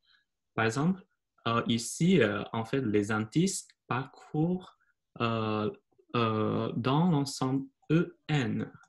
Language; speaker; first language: French; non-native, fluent; Chinese